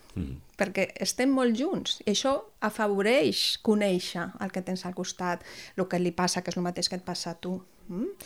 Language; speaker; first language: Catalan; non-native, local second language; Spanish